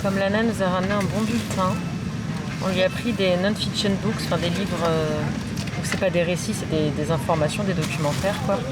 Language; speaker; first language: French; native; French